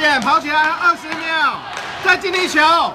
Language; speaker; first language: Chinese; native; Chinese